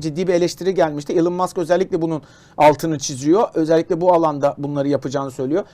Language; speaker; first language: Turkish; native; Turkish